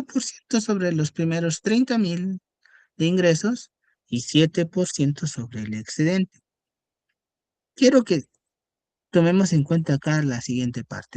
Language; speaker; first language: Spanish; native; Spanish